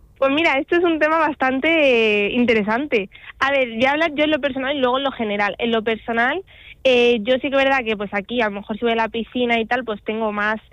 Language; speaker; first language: Spanish; early bilingual, other home language; Arabic